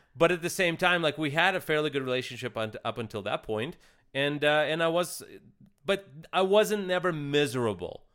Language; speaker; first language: English; early bilingual, other home language; Russian